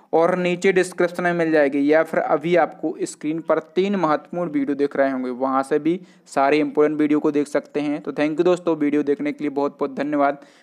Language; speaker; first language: Hindi; native; Hindi